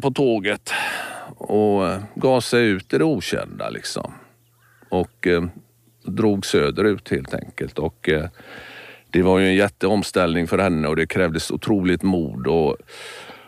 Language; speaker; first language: Swedish; native; Swedish